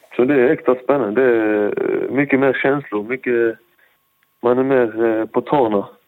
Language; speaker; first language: Swedish; early bilingual, other home language; Persian